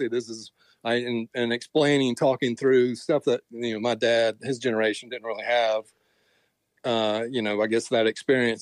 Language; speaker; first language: English; native; English